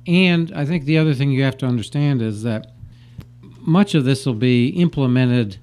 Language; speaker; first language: English; native; English